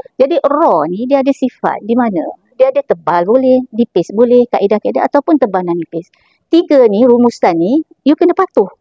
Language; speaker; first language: Malay; native; Malay